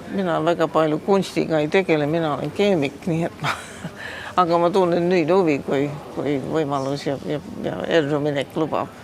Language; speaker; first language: Estonian; early bilingual, heritage; Estonian